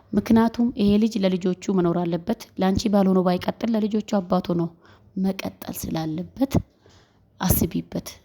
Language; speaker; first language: Amharic; non-native, local second language; Oromo